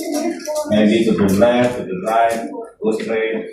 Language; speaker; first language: English; non-native, learner; Indonesian